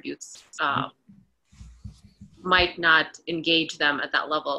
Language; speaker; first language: English; non-native, fluent; Arabic